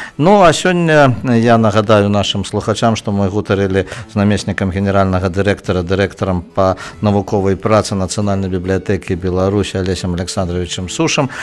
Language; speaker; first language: Belarusian; native; Belarusian